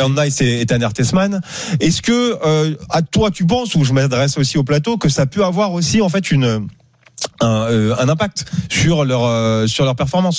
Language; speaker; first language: French; native; French